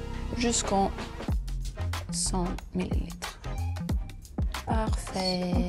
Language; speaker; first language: French; non-native, local second language; Dutch